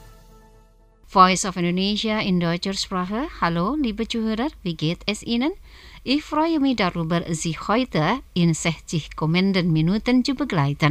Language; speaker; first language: German; non-native, fluent; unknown